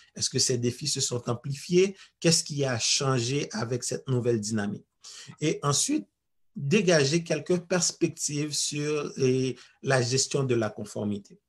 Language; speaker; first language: French; native; French